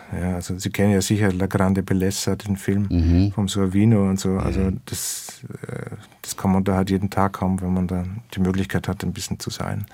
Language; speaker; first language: German; native; German